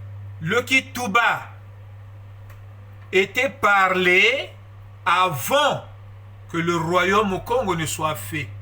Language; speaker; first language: French; non-native, local second language; Kongo